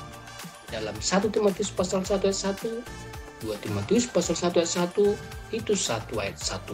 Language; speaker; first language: Indonesian; native; Indonesian